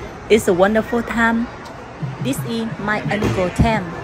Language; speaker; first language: English; non-native, learner; Vietnamese